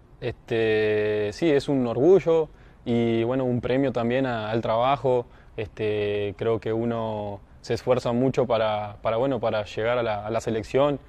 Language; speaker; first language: Spanish; native; Spanish